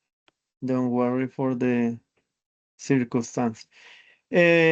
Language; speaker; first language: English; non-native, learner; Spanish